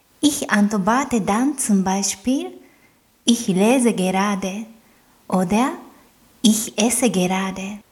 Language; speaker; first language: German; non-native, fluent; Japanese